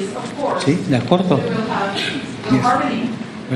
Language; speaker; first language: Italian; early bilingual, heritage; Spanish